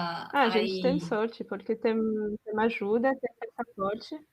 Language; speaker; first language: Portuguese; non-native, fluent; French